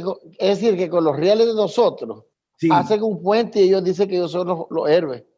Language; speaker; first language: Spanish; native; Spanish